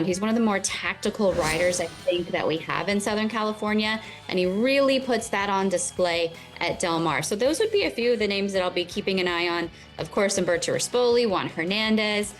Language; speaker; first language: English; native; English